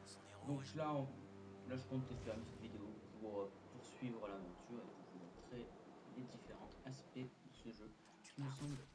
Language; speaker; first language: French; native; French